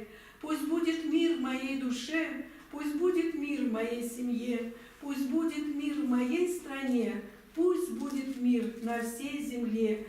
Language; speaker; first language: Russian; native; Russian